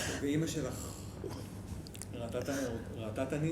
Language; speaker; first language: Hebrew; native; Hebrew